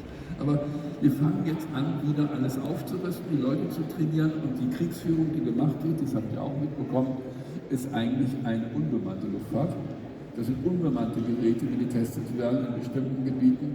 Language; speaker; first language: German; native; German